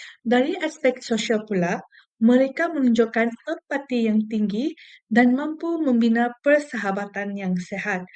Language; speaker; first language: Malay; non-native, local second language; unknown